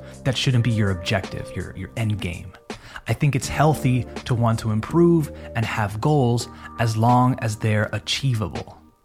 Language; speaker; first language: English; native; English